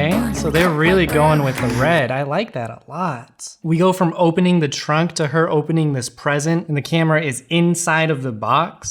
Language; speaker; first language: English; native; English